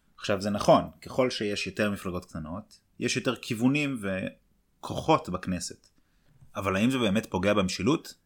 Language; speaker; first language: Hebrew; native; Hebrew